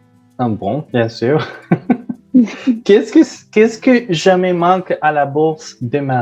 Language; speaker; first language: French; non-native, fluent; Spanish